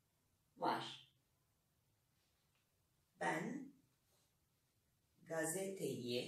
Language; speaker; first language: Turkish; non-native, fluent; Arabic